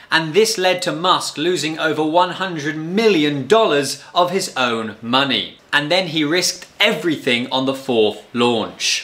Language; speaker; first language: English; native; English